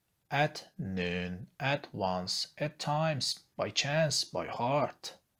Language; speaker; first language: English; non-native, fluent; Azerbaijani